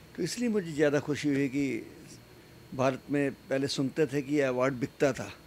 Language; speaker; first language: Hindi; native; Hindi